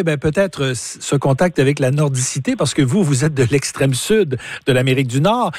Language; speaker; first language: French; native; French